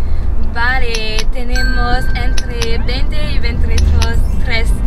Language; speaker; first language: Spanish; non-native, fluent; French